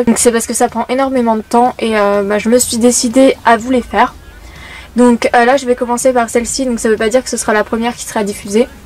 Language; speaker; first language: French; native; French